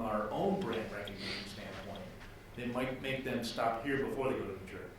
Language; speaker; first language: English; native; English